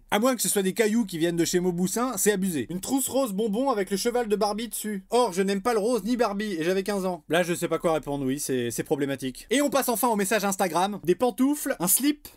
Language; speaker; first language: French; native; French